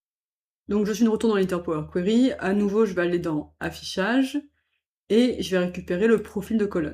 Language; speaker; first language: French; native; French